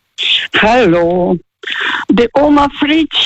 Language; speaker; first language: German; non-native, fluent; Russian